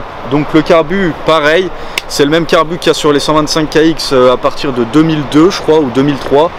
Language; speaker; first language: French; native; French